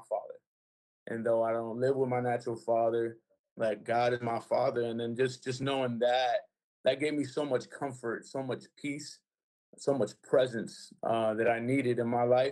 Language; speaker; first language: English; native; English